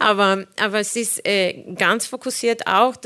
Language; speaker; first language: German; non-native, fluent; Spanish